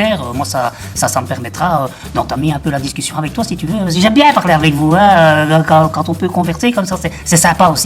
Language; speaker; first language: French; native; French